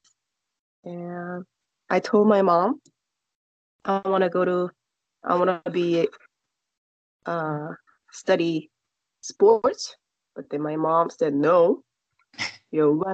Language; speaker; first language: English; non-native, learner; Korean